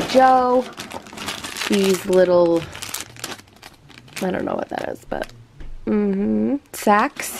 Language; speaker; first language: English; native; English